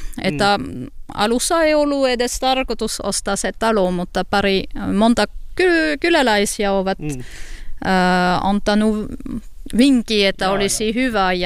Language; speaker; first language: Finnish; non-native, learner; French